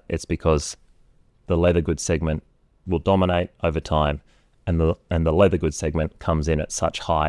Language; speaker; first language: English; native; English